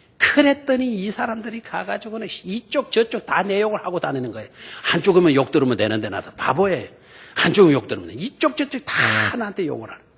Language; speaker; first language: Korean; native; Korean